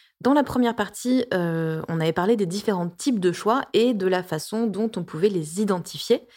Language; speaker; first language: French; native; French